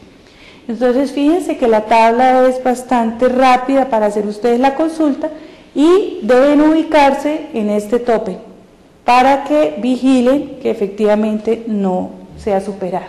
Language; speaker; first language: Spanish; native; Spanish